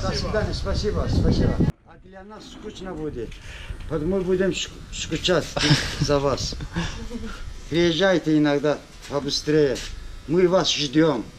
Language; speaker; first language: Russian; non-native, learner; Azerbaijani